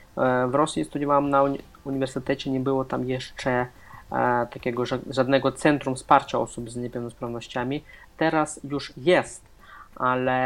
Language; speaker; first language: Polish; non-native, fluent; Russian